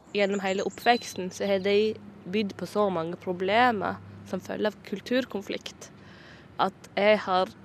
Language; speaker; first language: Norwegian; native; Norwegian